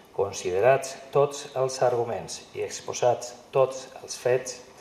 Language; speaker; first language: Catalan; native; Catalan